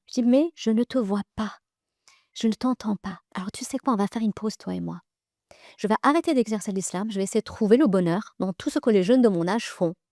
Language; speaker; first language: French; early bilingual, other home language; Persian